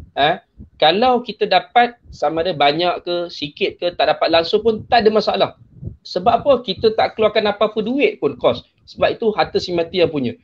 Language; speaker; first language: Malay; native; Malay